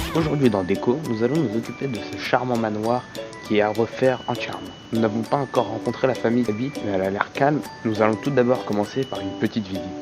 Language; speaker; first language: French; native; French